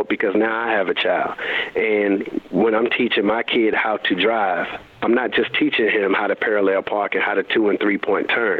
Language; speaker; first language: English; native; English